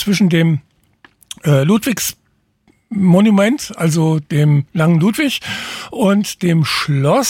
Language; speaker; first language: German; native; German